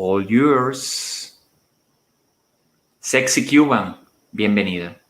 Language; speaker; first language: Spanish; native; Spanish